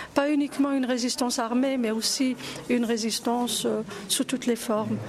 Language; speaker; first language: French; non-native, local second language; Arabic